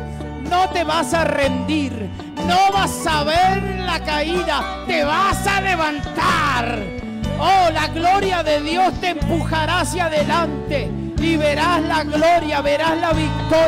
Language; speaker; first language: Spanish; native; Spanish